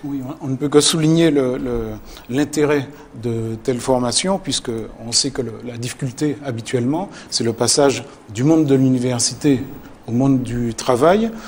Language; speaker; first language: French; native; French